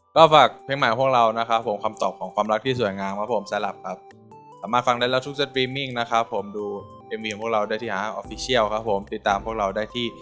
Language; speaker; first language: Thai; native; Thai